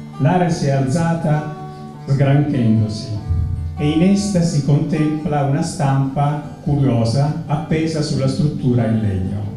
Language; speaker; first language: Italian; native; Italian